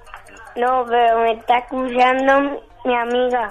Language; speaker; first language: Spanish; native; Spanish